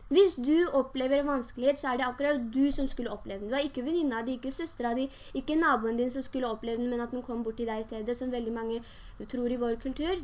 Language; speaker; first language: Norwegian; early bilingual, other home language; Urdu